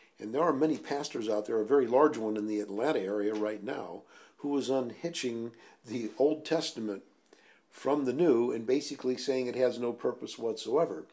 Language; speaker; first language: English; native; English